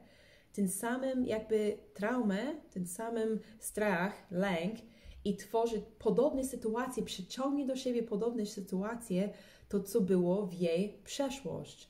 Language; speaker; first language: Polish; early bilingual, heritage; English